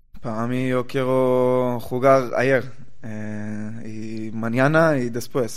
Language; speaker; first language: Spanish; non-native, learner; Hebrew